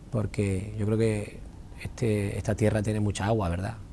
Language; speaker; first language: Spanish; native; Spanish